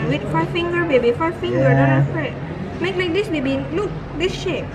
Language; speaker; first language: English; non-native, learner; Indonesian